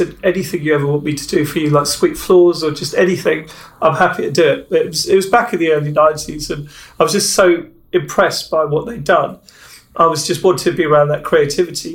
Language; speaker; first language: English; native; English